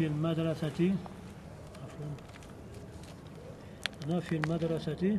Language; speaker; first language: Arabic; non-native, learner; French